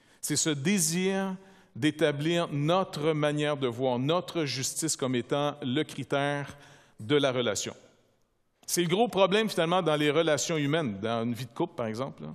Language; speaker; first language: French; native; French